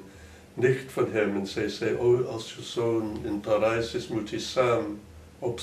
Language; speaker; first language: Dutch; non-native, fluent; English